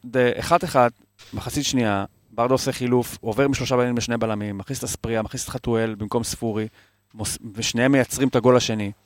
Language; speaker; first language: Hebrew; native; Hebrew